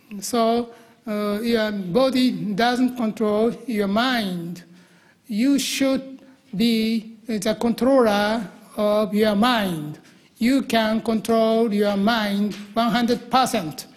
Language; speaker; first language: English; non-native, learner; Japanese